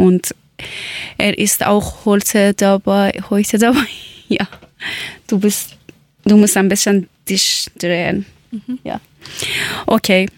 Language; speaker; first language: German; non-native, learner; Persian